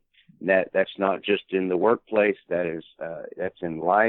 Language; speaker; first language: English; native; English